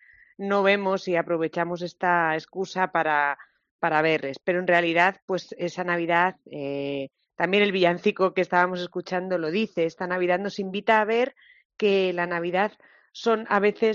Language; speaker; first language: Spanish; native; Spanish